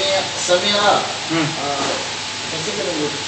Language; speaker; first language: Hindi; native; Hindi